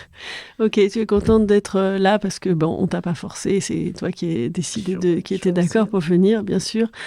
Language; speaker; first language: French; native; French